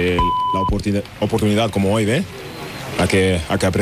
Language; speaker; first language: Spanish; non-native, learner; German